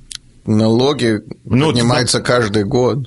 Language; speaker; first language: Russian; early bilingual, heritage; Russian